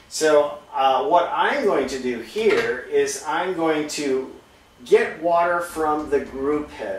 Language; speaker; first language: English; native; English